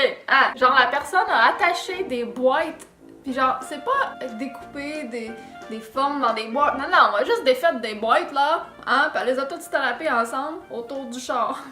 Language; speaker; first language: French; native; French